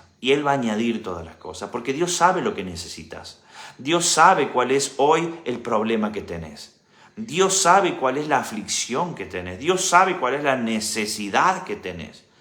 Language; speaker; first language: Spanish; native; Spanish